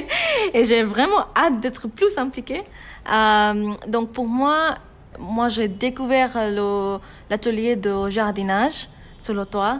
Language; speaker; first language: French; non-native, fluent; Bangla